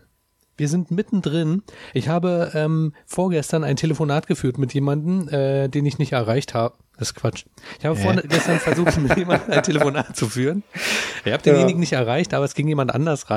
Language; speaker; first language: German; native; German